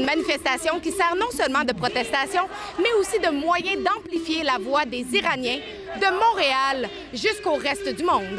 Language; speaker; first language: French; native; French